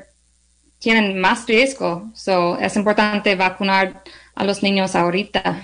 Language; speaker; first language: Spanish; non-native, learner; English